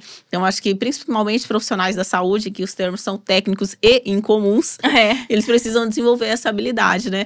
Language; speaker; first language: Portuguese; native; Portuguese